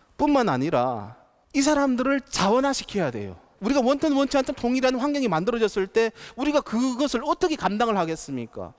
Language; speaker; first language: Korean; native; Korean